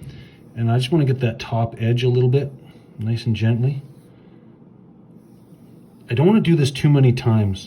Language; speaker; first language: English; native; English